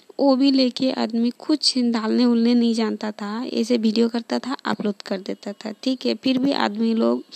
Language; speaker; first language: Hindi; non-native, local second language; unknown